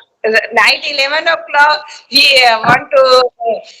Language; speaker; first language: English; non-native, learner; Hindi